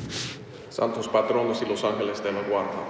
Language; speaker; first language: Spanish; non-native, fluent; English